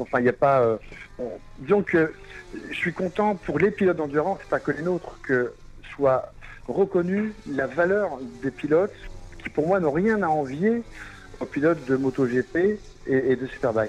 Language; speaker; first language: French; native; French